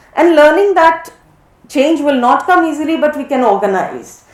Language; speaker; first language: English; non-native, local second language; Hindi